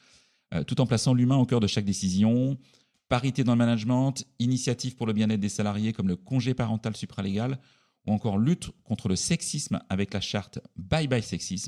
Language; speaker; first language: French; native; French